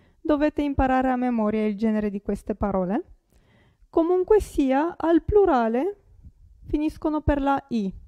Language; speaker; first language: Italian; non-native, fluent; Romanian